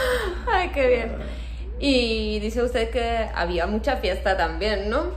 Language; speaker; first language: Spanish; non-native, fluent; Polish